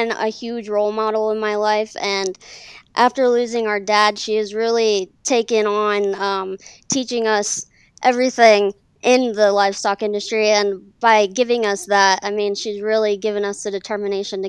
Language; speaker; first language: English; native; English